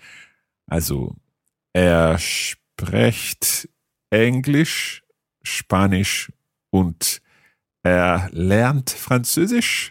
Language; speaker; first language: German; non-native, learner; English